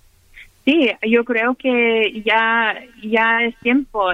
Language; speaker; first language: Spanish; early bilingual, heritage; Spanish